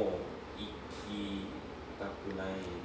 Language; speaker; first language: Japanese; non-native, learner; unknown